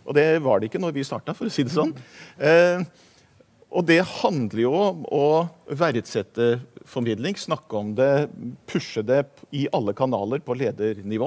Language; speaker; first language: Norwegian; native; Norwegian